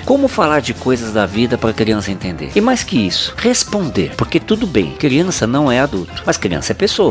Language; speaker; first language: Portuguese; native; Portuguese